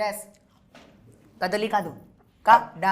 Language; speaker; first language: Telugu; non-native, learner; Hindi